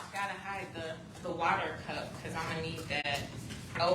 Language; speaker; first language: English; native; English